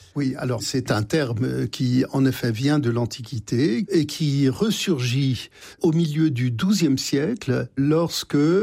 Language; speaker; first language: French; native; French